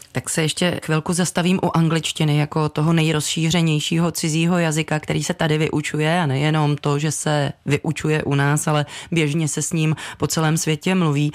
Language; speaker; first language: Czech; native; Czech